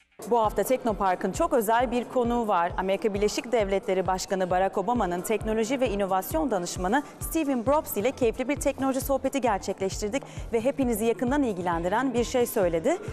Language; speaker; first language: Turkish; native; Turkish